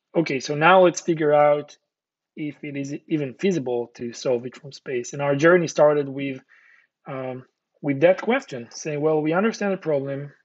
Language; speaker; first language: English; non-native, fluent; Hebrew